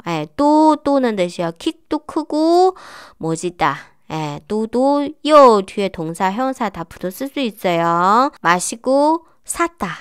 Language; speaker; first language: Korean; non-native, fluent; Chinese